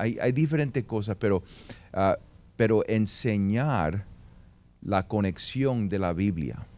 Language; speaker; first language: Spanish; early bilingual, heritage; Spanish